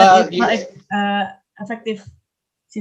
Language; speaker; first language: English; non-native, learner; Indonesian